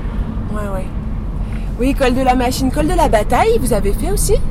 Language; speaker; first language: French; native; French